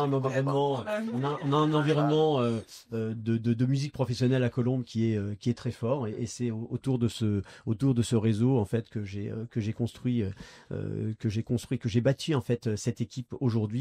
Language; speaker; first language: French; native; French